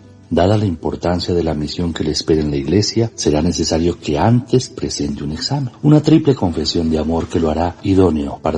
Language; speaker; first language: Spanish; native; Spanish